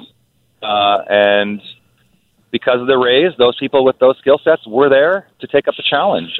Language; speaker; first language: English; native; English